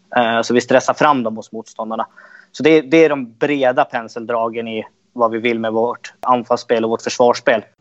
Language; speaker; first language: Swedish; native; Swedish